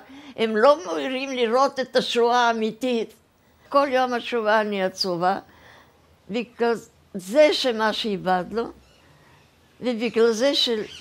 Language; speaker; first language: Hebrew; early bilingual, other home language; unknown